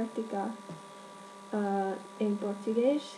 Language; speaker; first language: Portuguese; non-native, learner; Cantonese